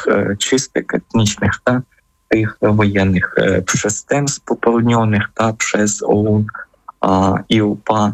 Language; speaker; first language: Polish; non-native, fluent; Ukrainian